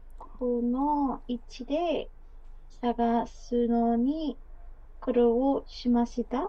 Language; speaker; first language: Japanese; non-native, learner; Burmese